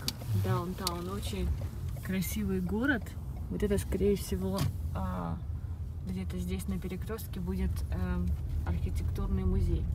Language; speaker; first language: Russian; native; Russian